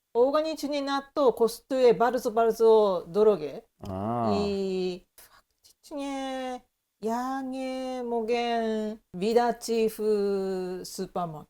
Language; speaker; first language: Polish; non-native, learner; Japanese